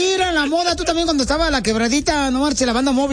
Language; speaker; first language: Spanish; native; Spanish